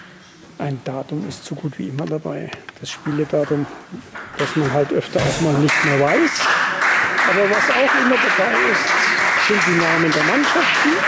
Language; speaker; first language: German; native; German